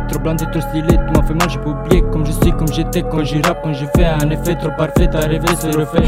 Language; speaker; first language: French; non-native, learner; Romanian